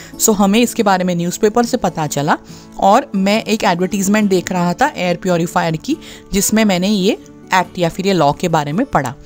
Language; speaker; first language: Hindi; non-native, local second language; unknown